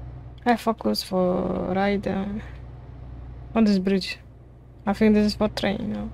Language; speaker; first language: English; non-native, learner; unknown